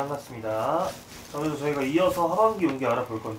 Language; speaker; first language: Korean; native; Korean